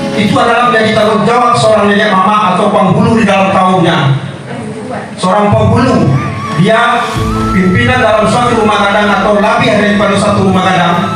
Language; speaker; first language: Indonesian; non-native, local second language; Minangkabau